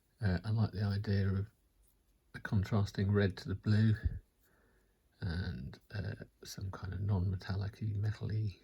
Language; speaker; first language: English; native; English